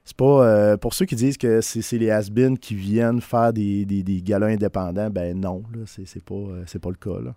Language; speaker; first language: French; native; French